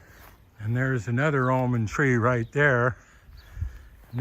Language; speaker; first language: English; native; English